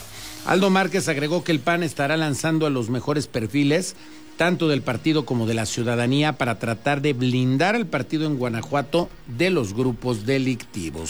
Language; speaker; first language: Spanish; native; Spanish